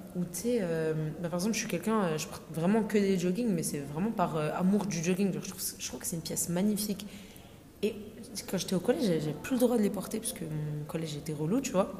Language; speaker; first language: French; native; French